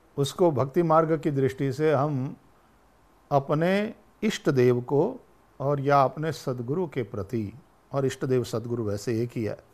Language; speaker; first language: Hindi; non-native, local second language; Gujarati